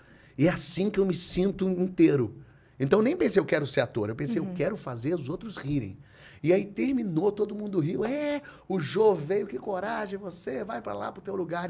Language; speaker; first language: Portuguese; native; Portuguese